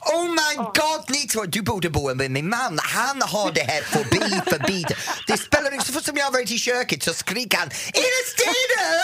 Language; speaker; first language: Swedish; non-native, fluent; English